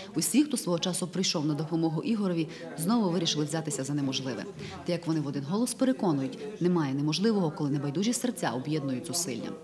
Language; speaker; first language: Ukrainian; native; Ukrainian